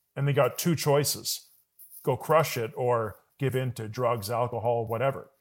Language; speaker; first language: English; native; English